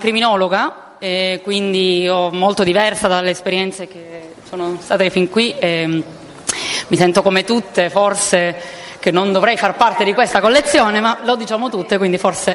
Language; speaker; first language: Italian; native; Italian